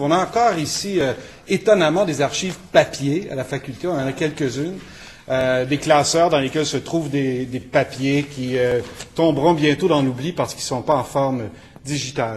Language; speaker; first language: French; native; French